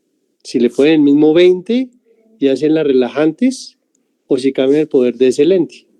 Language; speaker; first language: Spanish; native; Spanish